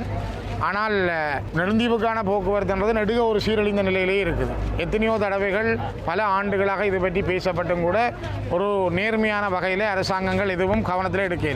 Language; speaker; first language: Tamil; native; Tamil